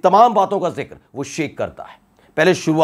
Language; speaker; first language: Hindi; native; Hindi